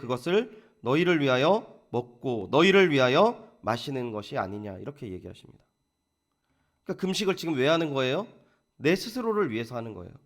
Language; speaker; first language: Korean; native; Korean